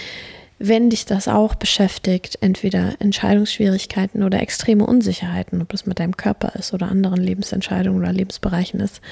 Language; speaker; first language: German; native; German